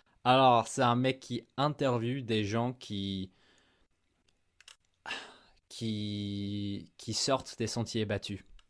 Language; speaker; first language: French; non-native, fluent; English